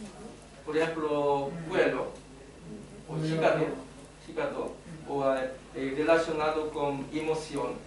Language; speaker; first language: Spanish; non-native, learner; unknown